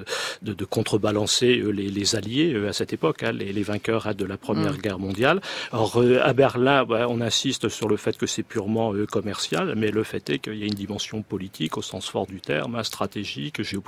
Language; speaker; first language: French; native; French